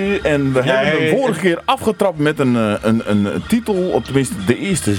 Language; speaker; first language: Dutch; native; Dutch